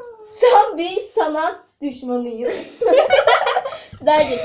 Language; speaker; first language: Turkish; native; Turkish